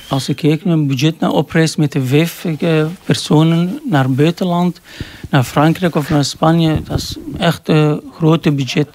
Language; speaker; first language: Dutch; non-native, learner; Arabic